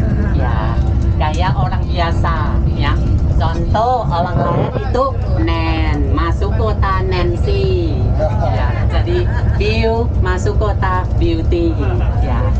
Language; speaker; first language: Indonesian; non-native, fluent; Thai